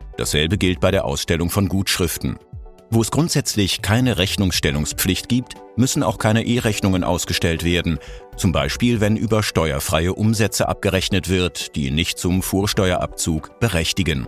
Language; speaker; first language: German; native; German